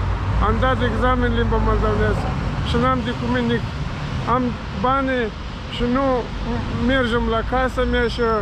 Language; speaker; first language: Romanian; non-native, learner; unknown